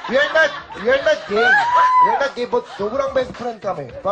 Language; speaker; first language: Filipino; non-native, learner; Korean